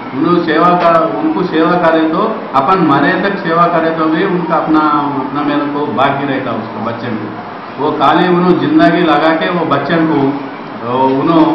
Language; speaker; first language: Hindi; non-native, local second language; Telugu